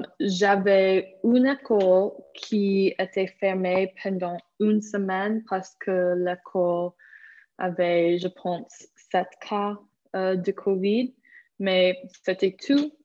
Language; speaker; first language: French; non-native, fluent; English